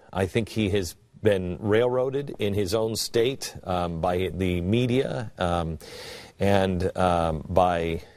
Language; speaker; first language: English; native; English